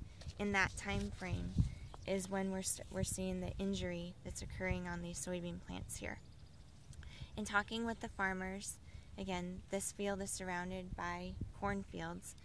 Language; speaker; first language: English; native; English